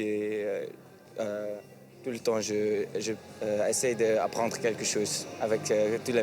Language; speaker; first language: French; non-native, local second language; Dutch